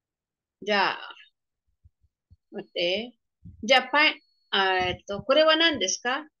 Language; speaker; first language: Japanese; non-native, fluent; Filipino